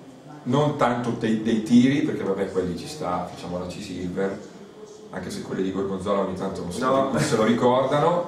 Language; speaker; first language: Italian; native; Italian